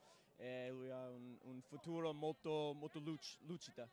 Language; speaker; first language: Italian; non-native, learner; English